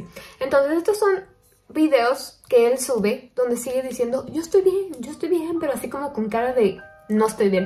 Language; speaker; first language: Spanish; native; Spanish